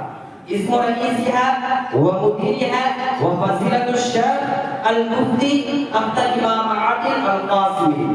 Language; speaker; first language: Arabic; non-native, learner; Urdu